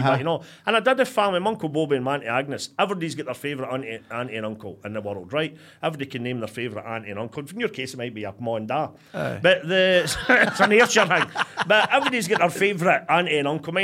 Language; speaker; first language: English; native; English